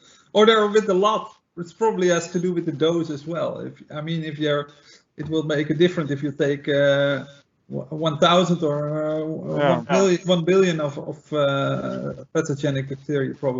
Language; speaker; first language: English; non-native, fluent; Dutch